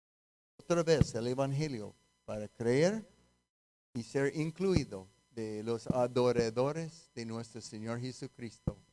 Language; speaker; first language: Spanish; non-native, fluent; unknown